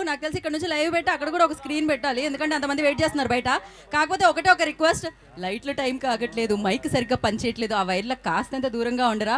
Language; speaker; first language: Telugu; native; Telugu